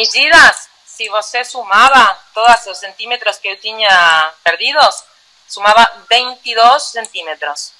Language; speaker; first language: Portuguese; non-native, learner; Spanish